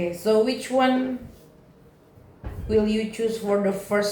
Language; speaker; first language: English; non-native, fluent; Indonesian